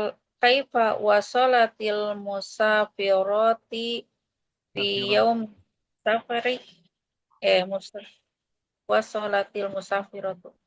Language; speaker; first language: Arabic; non-native, learner; Indonesian